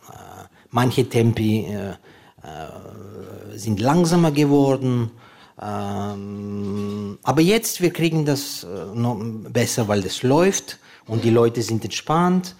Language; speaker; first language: German; non-native, fluent; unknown